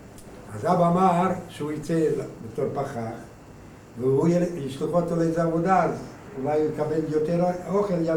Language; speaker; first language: Hebrew; non-native, fluent; Hungarian